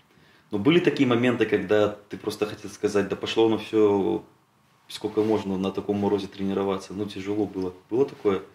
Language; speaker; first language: Russian; native; Russian